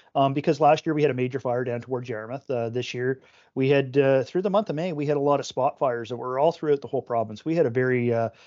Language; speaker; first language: English; native; English